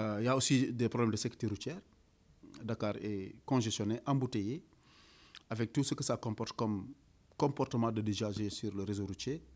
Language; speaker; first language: French; non-native, local second language; Wolof